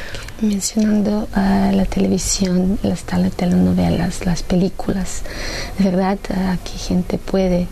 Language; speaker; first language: Spanish; non-native, fluent; Serbian